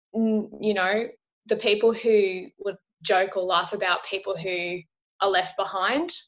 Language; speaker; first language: English; native; English